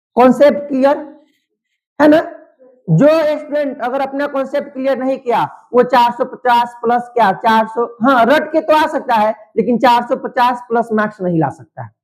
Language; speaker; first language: Hindi; native; Hindi